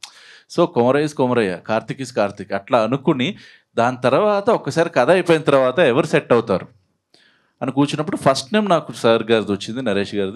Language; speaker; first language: Telugu; native; Telugu